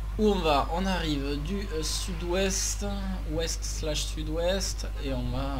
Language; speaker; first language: French; native; French